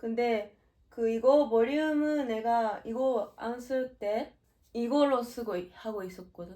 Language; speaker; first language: Korean; non-native, fluent; Japanese